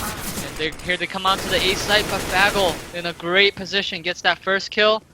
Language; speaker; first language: English; native; English